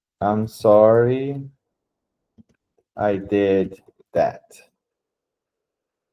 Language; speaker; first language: English; non-native, fluent; Portuguese